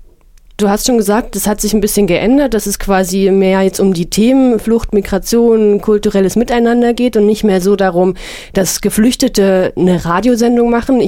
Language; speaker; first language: German; native; German